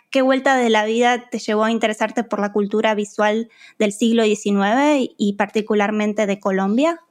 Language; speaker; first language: Spanish; native; Spanish